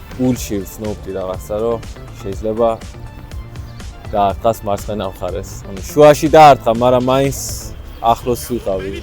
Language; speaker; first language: Georgian; native; Georgian